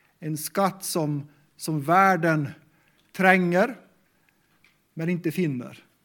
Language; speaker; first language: Swedish; native; Swedish